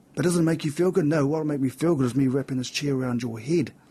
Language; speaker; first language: English; native; English